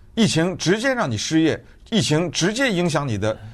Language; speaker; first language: Chinese; native; Chinese